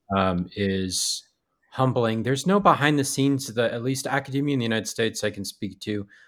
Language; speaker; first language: English; native; English